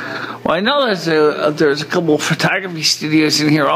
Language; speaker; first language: English; native; English